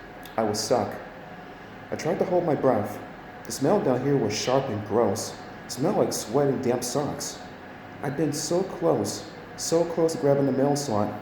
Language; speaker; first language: English; native; English